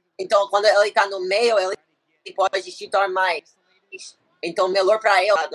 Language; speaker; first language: Portuguese; non-native, learner; English